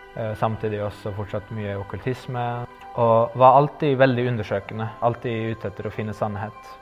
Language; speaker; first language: Norwegian; early bilingual, other home language; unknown